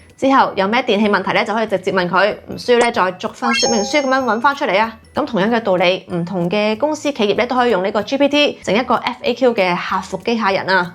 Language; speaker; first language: Cantonese; native; Cantonese